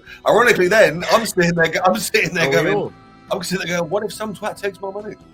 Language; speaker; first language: English; native; English